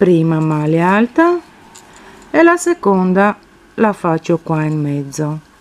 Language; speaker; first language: Italian; non-native, fluent; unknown